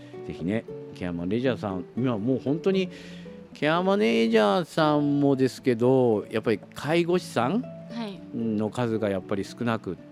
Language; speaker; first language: Japanese; native; Japanese